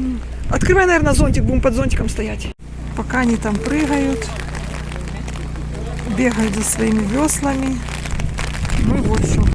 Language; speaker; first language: Russian; native; Russian